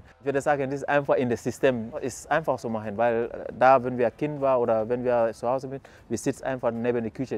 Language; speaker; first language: German; non-native, fluent; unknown